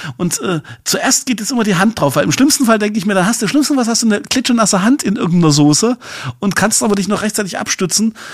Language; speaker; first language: German; native; German